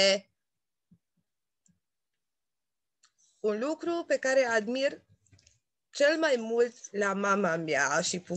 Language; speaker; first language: Romanian; non-native, local second language; Hungarian